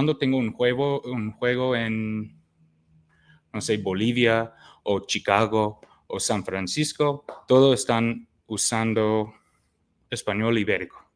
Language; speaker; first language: Spanish; non-native, fluent; English